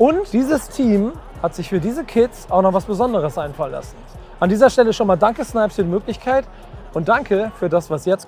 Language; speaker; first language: German; native; German